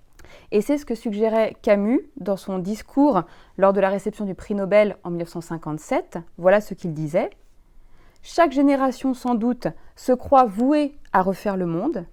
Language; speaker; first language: French; native; French